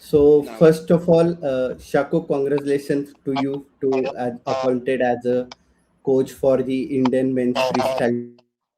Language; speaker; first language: English; non-native, local second language; Hindi